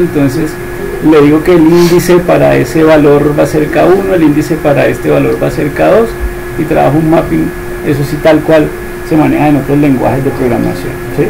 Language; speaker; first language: Spanish; native; Spanish